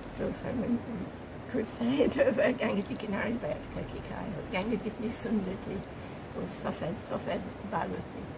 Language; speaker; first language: Hindi; non-native, fluent; English